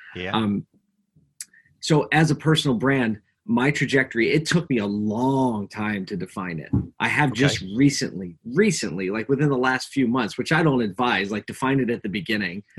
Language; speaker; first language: English; native; English